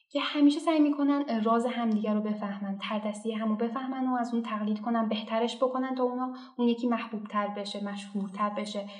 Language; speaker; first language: Persian; non-native, local second language; Azerbaijani